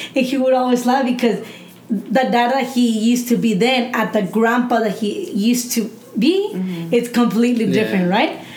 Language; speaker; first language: English; early bilingual, other home language; Spanish